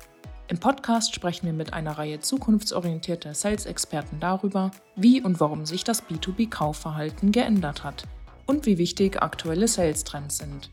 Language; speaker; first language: German; native; German